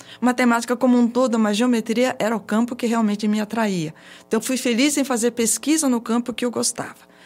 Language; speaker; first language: Portuguese; early bilingual, other home language; Japanese